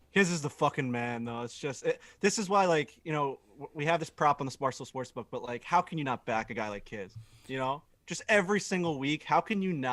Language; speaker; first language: English; native; English